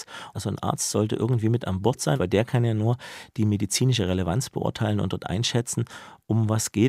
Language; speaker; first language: German; native; German